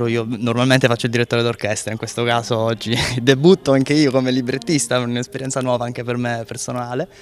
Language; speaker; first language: Italian; native; Italian